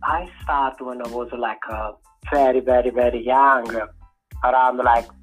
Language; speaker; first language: English; non-native, fluent; Italian